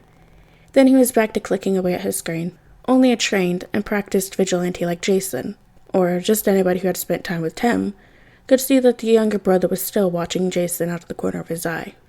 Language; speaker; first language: English; native; English